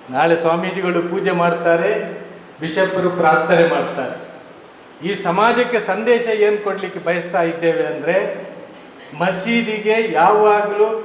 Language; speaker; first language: Kannada; native; Kannada